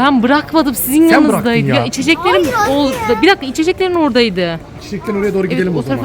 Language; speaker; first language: Turkish; native; Turkish